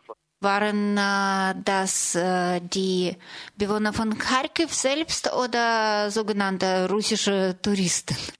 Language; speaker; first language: German; non-native, fluent; Russian